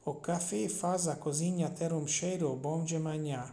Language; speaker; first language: Portuguese; non-native, learner; Hungarian